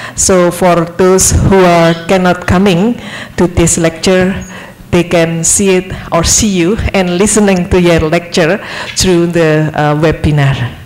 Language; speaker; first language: English; non-native, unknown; Indonesian